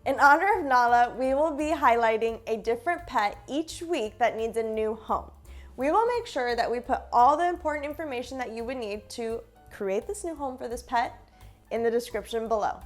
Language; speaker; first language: English; native; English